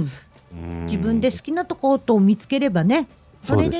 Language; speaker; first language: Japanese; native; Japanese